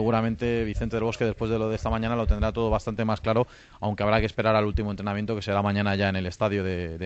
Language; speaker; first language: Spanish; native; Spanish